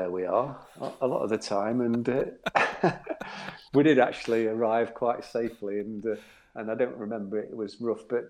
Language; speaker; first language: English; native; English